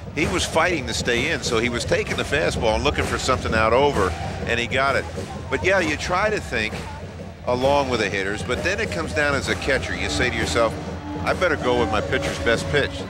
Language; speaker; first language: English; native; English